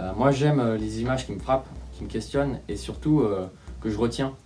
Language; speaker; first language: French; native; French